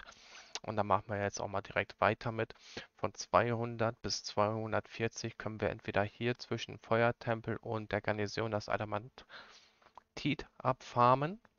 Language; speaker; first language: German; native; German